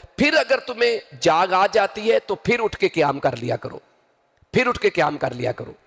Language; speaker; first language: Urdu; non-native, local second language; Punjabi